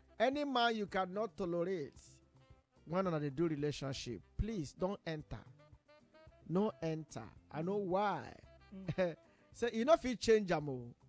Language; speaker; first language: Nigerian Pidgin; native; Nigerian Pidgin